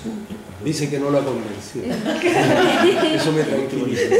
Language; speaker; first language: Spanish; native; Spanish